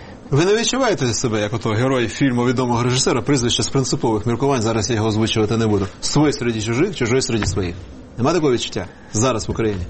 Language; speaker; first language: Ukrainian; native; Ukrainian